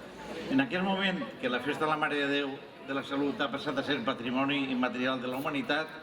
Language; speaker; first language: Catalan; native; Catalan